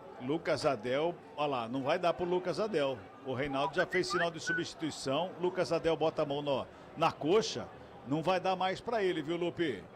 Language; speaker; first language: Portuguese; native; Portuguese